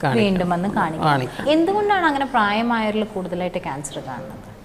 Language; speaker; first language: Malayalam; native; Malayalam